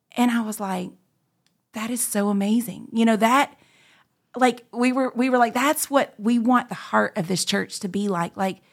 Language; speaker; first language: English; native; English